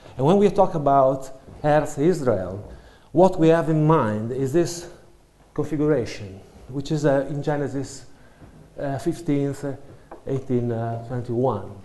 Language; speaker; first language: English; non-native, fluent; Italian